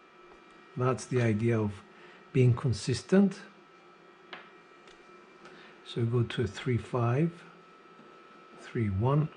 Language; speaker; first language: English; non-native, fluent; Greek